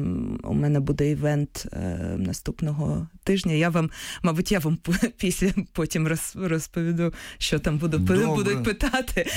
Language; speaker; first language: Ukrainian; non-native, fluent; English